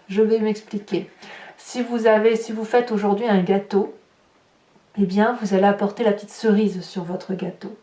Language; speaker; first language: French; native; French